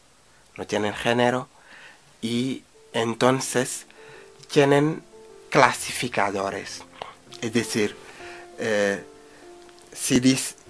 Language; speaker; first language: Spanish; non-native, fluent; Wolof